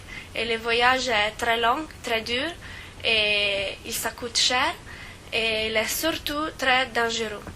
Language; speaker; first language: French; non-native, fluent; Italian